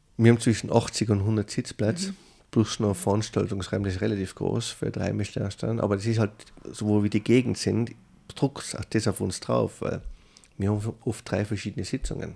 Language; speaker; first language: German; native; German